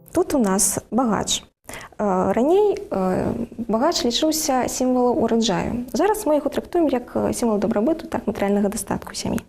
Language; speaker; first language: Belarusian; native; Belarusian